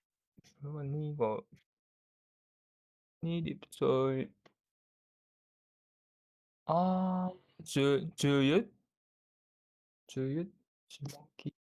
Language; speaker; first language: Cantonese; non-native, learner; Japanese